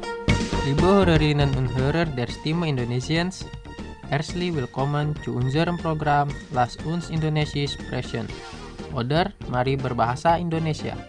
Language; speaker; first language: German; non-native, fluent; Indonesian